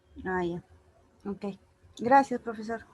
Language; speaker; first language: Spanish; native; Spanish